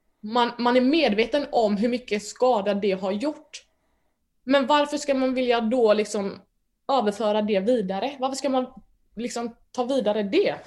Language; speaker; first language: Swedish; early bilingual, other home language; Mandingo